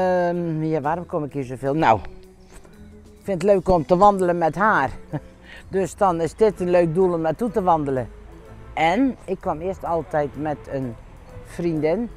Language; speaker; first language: Dutch; native; Dutch